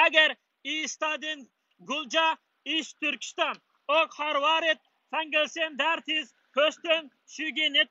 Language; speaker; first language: Swedish; non-native, learner; Uyghur